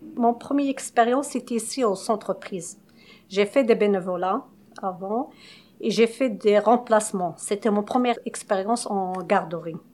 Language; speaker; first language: French; non-native, local second language; Arabic